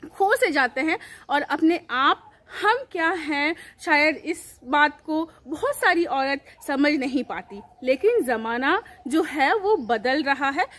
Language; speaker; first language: Hindi; native; Hindi